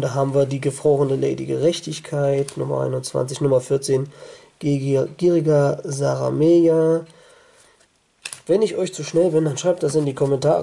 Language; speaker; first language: German; native; German